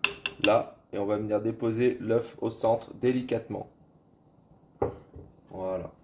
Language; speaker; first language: French; native; French